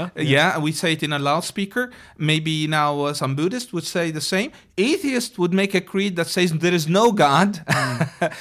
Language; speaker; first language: English; non-native, fluent; Arabic